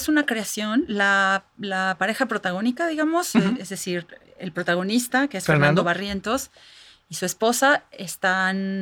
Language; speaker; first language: Spanish; native; Spanish